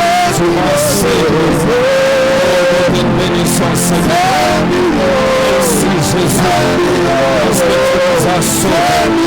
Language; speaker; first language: French; non-native, local second language; Swahili